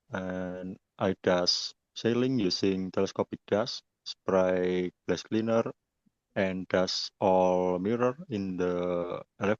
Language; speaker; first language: English; non-native, learner; Indonesian